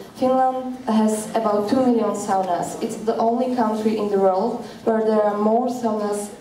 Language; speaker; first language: English; non-native, learner; Slovak